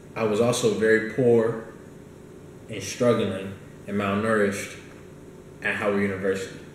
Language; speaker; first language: English; native; English